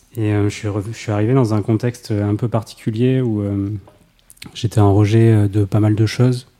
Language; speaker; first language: French; native; French